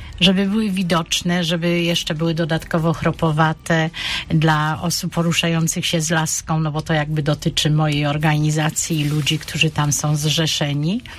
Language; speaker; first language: Polish; native; Polish